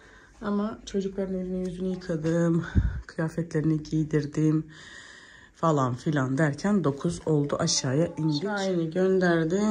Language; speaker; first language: Turkish; native; Turkish